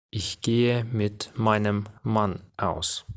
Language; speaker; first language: German; non-native, fluent; Ukrainian